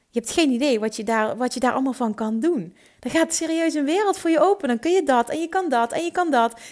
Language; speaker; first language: Dutch; native; Dutch